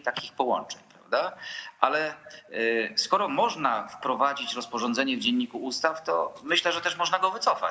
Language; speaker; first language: Polish; native; Polish